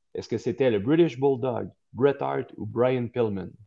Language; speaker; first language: French; native; French